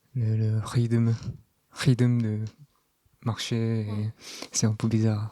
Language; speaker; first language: French; non-native, learner; Korean